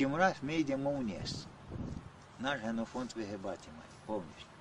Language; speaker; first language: Russian; non-native, local second language; Ukrainian